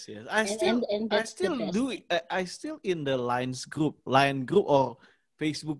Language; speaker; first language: English; non-native, learner; Indonesian